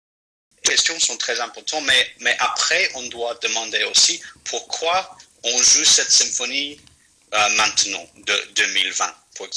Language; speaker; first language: French; non-native, fluent; English